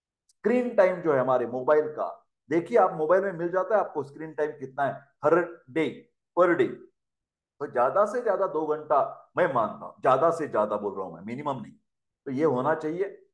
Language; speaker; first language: Hindi; non-native, local second language; Marathi